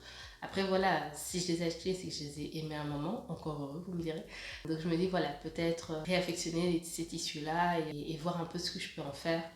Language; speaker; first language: French; native; French